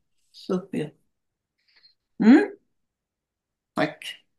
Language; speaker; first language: Swedish; native; Swedish